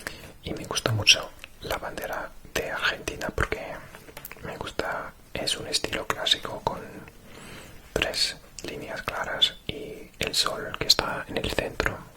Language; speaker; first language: Spanish; non-native, fluent; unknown